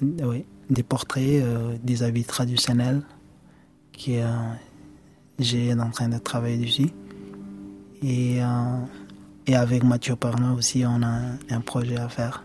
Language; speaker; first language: French; non-native, learner; Arabic